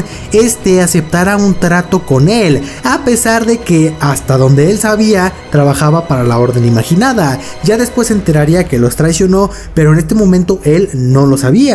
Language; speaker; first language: Spanish; native; Spanish